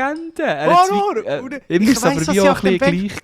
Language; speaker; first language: German; native; German